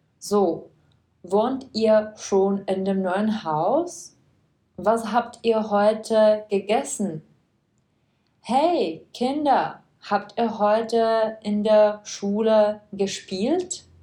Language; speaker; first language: German; non-native, fluent; Czech